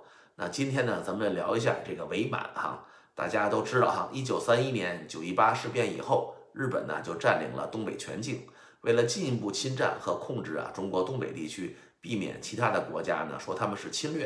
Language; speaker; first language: Chinese; native; Chinese